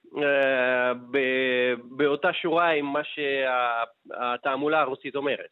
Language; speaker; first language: Hebrew; non-native, fluent; Russian